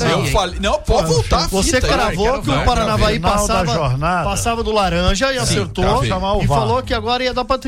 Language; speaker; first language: Portuguese; native; Portuguese